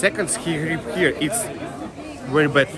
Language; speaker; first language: English; non-native, learner; Ukrainian